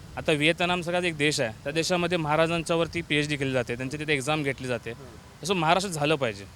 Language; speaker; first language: Marathi; native; Marathi